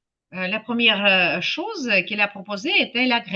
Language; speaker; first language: French; non-native, fluent; Ukrainian